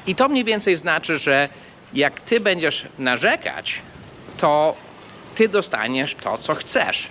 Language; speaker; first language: Polish; non-native, fluent; English